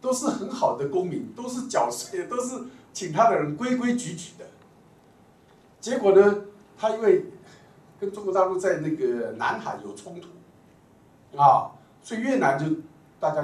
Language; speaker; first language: Chinese; native; Chinese